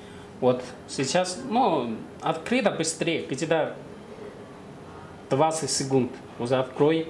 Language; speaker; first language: Russian; non-native, learner; Chinese